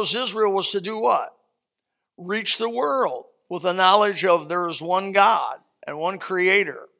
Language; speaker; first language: English; native; English